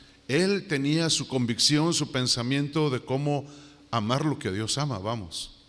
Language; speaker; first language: Spanish; native; Spanish